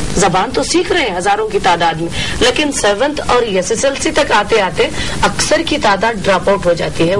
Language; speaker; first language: Urdu; native; Urdu